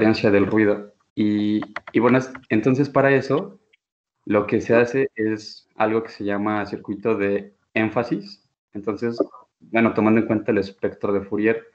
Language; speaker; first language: Spanish; native; Spanish